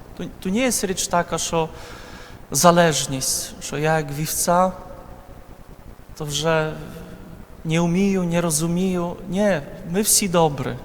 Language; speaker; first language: Ukrainian; non-native, fluent; Polish